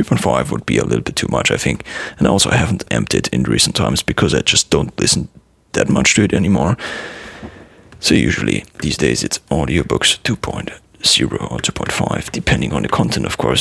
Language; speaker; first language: English; non-native, fluent; German